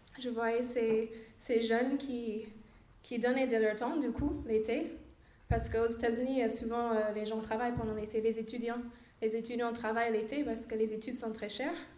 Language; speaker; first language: French; non-native, fluent; English